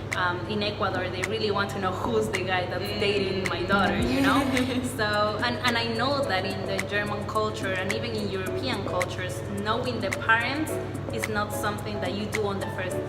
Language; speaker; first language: English; non-native, fluent; Spanish